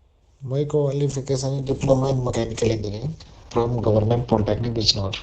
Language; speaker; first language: English; non-native, learner; Hindi